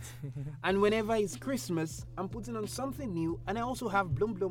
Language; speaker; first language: English; non-native, local second language; Yoruba